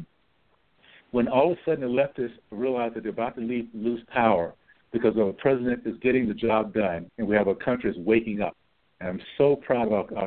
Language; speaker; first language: English; native; English